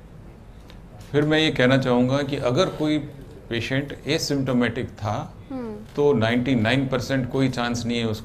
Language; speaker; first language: Hindi; native; Hindi